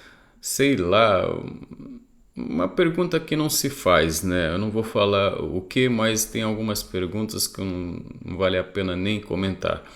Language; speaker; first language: Portuguese; non-native, fluent; Arabic